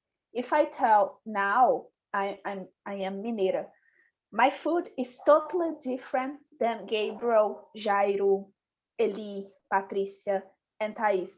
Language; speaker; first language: English; non-native, learner; Portuguese